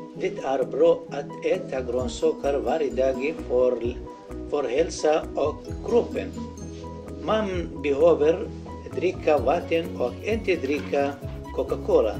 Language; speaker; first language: Swedish; non-native, learner; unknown